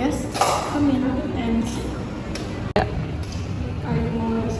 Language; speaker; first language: English; non-native, learner; Indonesian